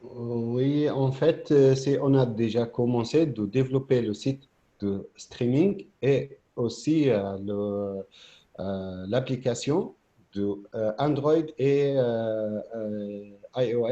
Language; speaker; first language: French; non-native, fluent; Arabic